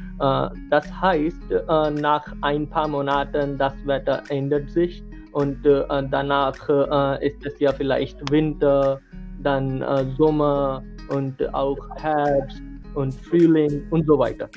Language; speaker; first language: German; non-native, learner; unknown